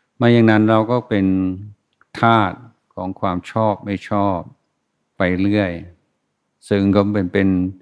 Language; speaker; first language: Thai; non-native, fluent; English